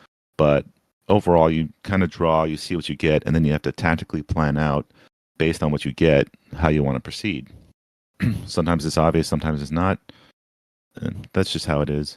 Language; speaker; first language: English; native; English